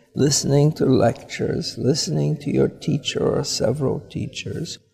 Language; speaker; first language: English; early bilingual, other home language; Polish